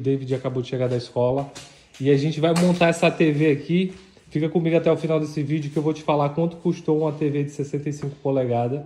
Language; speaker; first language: Portuguese; native; Portuguese